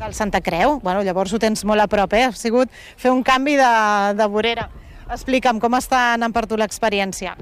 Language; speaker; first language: Catalan; native; Catalan